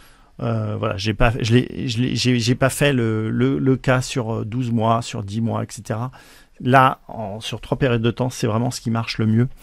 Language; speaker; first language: French; native; French